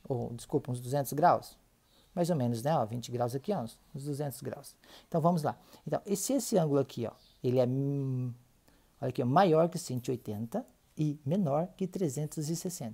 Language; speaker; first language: Portuguese; native; Portuguese